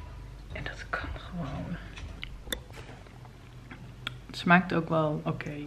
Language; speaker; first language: Dutch; native; Dutch